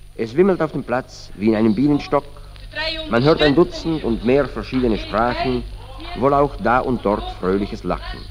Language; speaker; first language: German; native; German